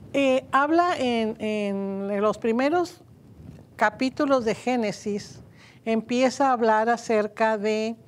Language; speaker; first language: Spanish; native; Spanish